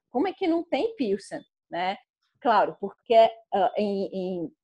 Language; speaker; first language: Portuguese; non-native, fluent; Czech